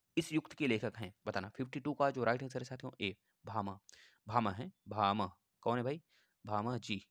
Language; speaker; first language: Hindi; native; Hindi